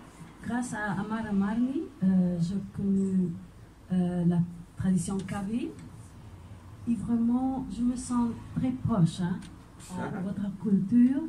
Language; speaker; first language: French; non-native, fluent; Croatian